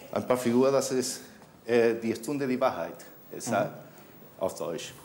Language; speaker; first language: German; non-native, fluent; Spanish